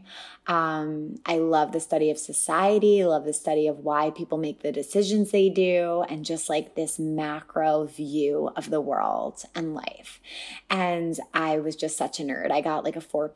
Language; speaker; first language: English; native; English